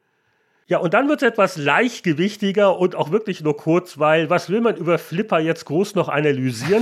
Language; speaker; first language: German; native; German